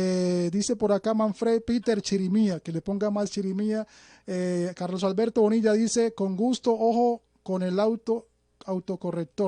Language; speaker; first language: Spanish; native; Spanish